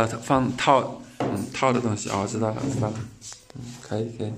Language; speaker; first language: Chinese; native; Chinese